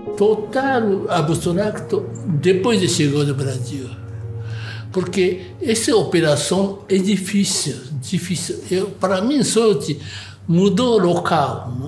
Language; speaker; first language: Portuguese; non-native, learner; Japanese